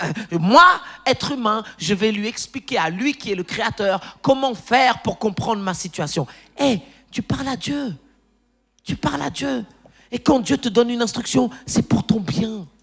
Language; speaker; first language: French; native; French